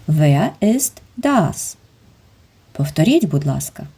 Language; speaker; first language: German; non-native, fluent; Ukrainian